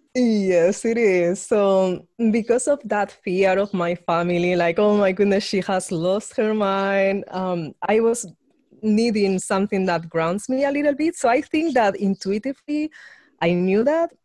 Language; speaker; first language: English; non-native, fluent; Spanish